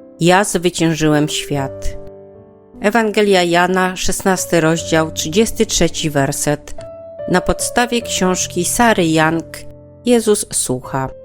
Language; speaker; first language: Polish; native; Polish